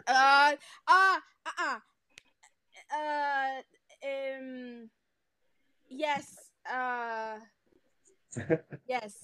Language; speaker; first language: English; non-native, fluent; Spanish